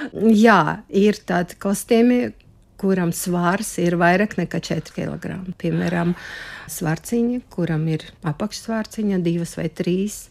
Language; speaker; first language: Latvian; non-native, local second language; Russian